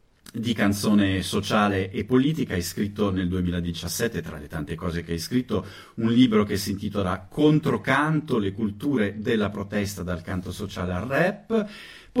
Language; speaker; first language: Italian; native; Italian